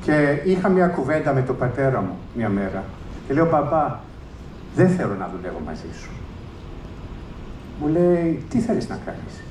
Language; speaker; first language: Greek; early bilingual, heritage; English